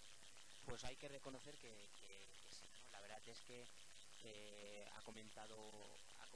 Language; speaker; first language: Spanish; native; Spanish